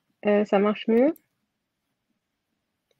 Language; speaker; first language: French; non-native, fluent; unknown